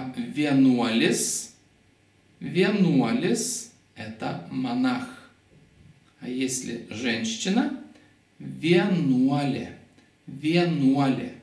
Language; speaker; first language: Russian; non-native, fluent; Lithuanian